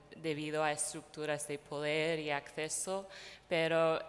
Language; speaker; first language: Spanish; non-native, fluent; English